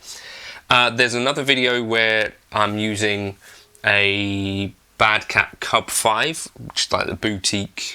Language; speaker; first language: English; native; English